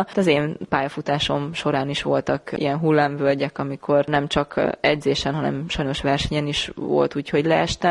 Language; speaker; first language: Hungarian; native; Hungarian